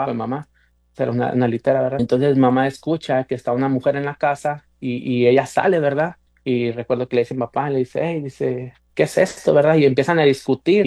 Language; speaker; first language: Spanish; native; Spanish